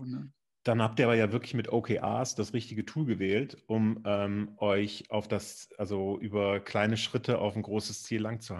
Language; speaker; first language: German; native; German